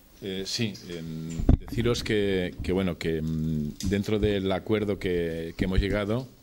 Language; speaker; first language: Spanish; native; Spanish